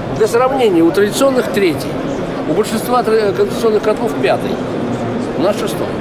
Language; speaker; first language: Russian; native; Russian